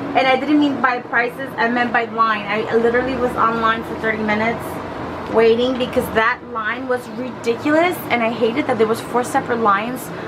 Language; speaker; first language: English; native; English